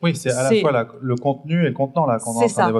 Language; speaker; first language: French; native; French